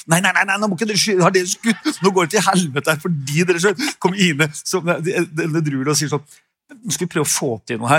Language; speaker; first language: Norwegian; native; Norwegian